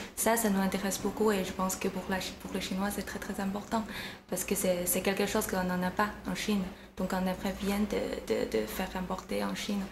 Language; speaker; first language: French; non-native, fluent; Chinese